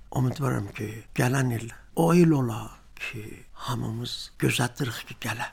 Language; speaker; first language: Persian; non-native, local second language; Azerbaijani